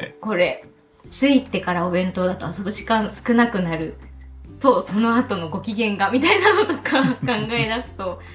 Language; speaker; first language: Japanese; native; Japanese